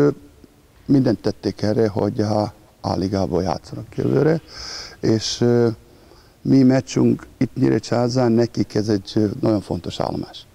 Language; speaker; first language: Hungarian; non-native, learner; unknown